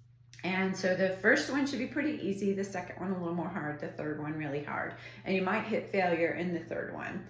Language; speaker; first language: English; native; English